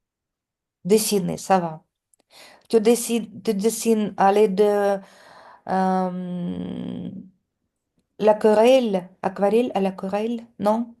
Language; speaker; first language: French; non-native, fluent; Russian